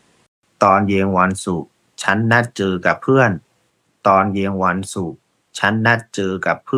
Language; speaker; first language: Thai; non-native, fluent; Burmese